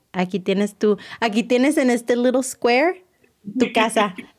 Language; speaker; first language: Spanish; early bilingual, other home language; English